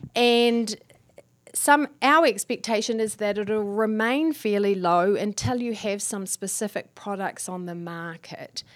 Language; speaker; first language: English; native; English